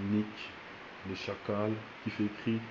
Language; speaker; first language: French; native; French